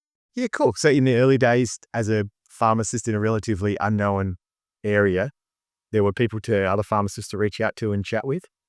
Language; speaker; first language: English; native; English